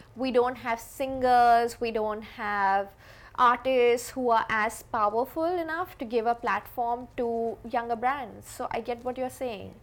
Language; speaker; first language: English; non-native, local second language; Hindi